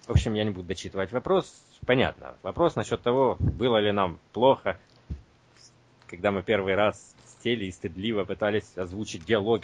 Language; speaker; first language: Russian; native; Russian